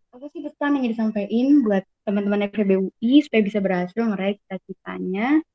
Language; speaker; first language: Indonesian; native; Indonesian